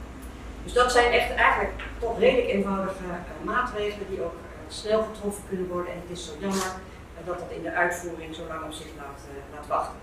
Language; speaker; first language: Dutch; non-native, local second language; Papiamento